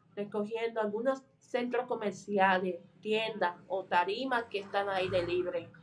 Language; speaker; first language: Spanish; native; Spanish